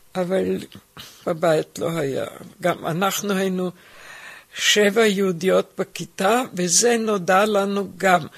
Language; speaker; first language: Hebrew; non-native, fluent; German